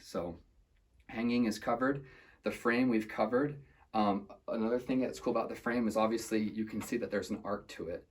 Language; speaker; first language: English; native; English